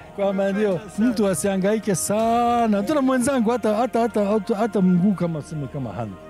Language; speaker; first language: Swahili; non-native, fluent; Italian